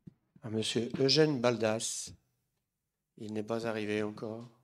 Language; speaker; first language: French; native; French